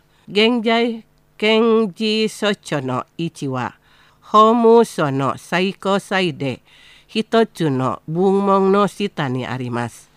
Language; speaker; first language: Japanese; non-native, fluent; Indonesian